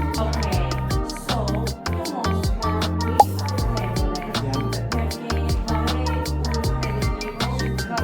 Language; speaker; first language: Italian; non-native, learner; English